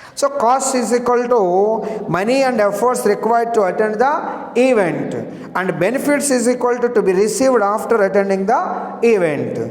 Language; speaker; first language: English; non-native, local second language; Telugu